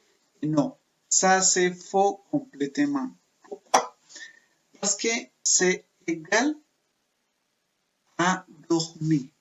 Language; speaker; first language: French; non-native, fluent; Spanish